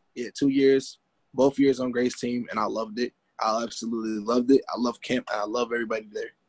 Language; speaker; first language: English; native; English